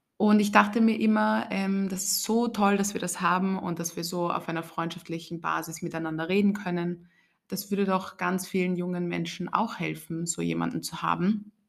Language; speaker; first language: German; native; German